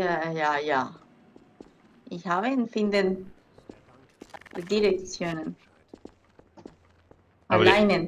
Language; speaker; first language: German; non-native, learner; Spanish